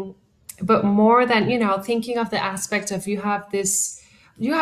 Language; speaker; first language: English; non-native, fluent; Spanish